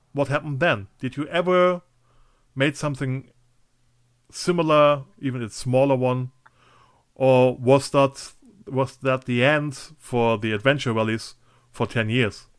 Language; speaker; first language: English; non-native, fluent; German